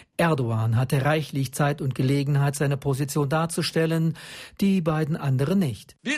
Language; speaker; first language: German; native; German